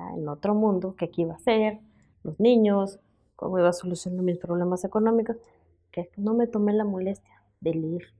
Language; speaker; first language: Spanish; native; Spanish